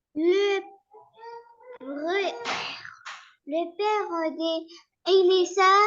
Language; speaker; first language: French; non-native, learner; Arabic